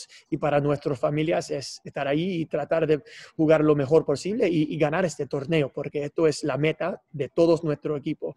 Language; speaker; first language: Spanish; non-native, fluent; English